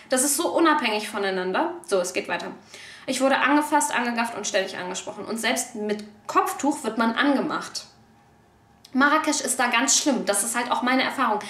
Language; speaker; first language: German; early bilingual, other home language; Turkish